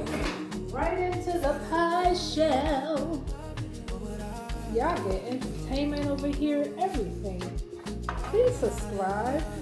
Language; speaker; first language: English; native; English